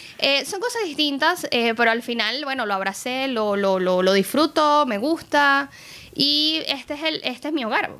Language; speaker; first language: Spanish; native; Spanish